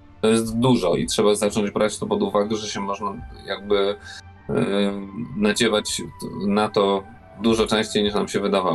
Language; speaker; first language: Polish; native; Polish